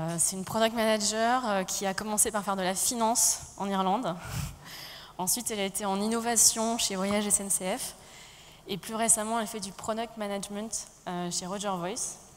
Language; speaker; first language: French; native; French